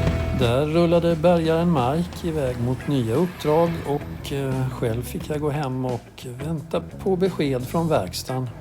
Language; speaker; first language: Swedish; native; Swedish